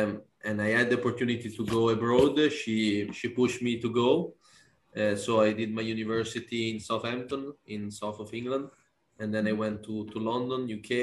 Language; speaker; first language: English; non-native, fluent; Italian